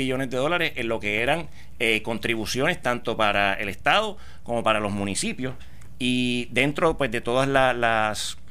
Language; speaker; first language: Spanish; native; Spanish